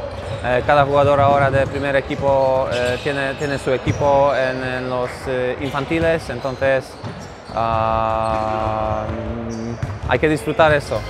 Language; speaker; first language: Spanish; non-native, learner; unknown